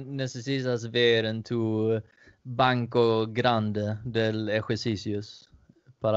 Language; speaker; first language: Spanish; non-native, learner; Danish